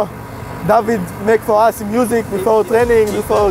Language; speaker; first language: English; non-native, learner; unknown